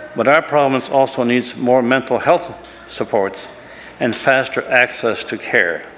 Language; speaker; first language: English; native; English